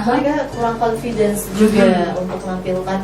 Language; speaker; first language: Indonesian; native; Indonesian